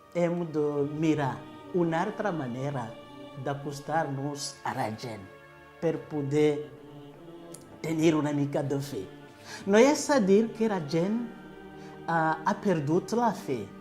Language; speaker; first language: Catalan; non-native, fluent; Kinyarwanda